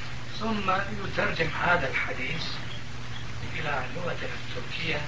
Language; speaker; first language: Arabic; non-native, fluent; Turkish